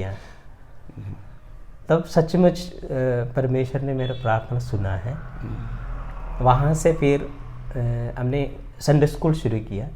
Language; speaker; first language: Hindi; non-native, local second language; Malayalam